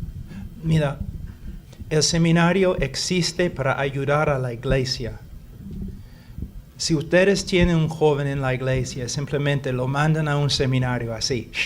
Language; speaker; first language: Spanish; non-native, fluent; English